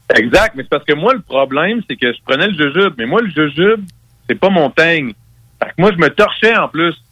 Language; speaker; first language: French; native; French